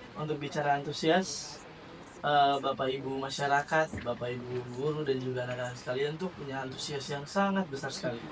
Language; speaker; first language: Indonesian; native; Indonesian